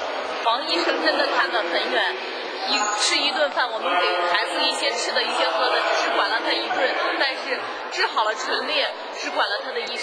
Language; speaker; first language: Chinese; native; Chinese